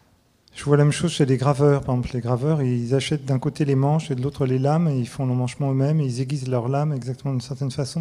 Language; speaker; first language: French; native; French